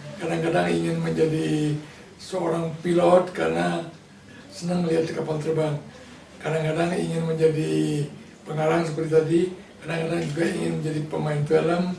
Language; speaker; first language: Indonesian; non-native, local second language; Balinese